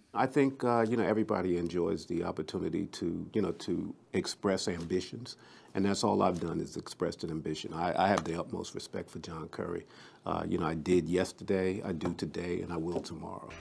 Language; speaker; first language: English; native; English